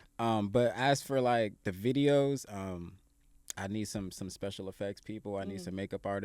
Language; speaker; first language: English; native; English